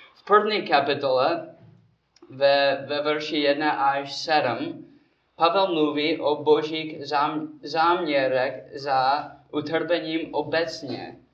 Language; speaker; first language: Czech; non-native, learner; English